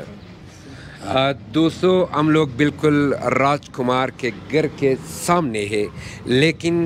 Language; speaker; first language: Hindi; non-native, local second language; Persian